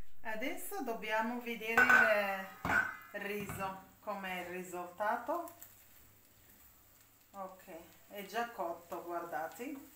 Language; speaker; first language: Italian; non-native, learner; Arabic